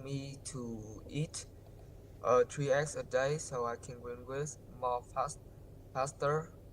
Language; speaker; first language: English; non-native, learner; Vietnamese